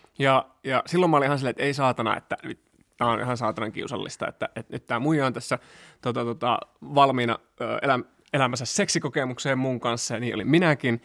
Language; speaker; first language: Finnish; native; Finnish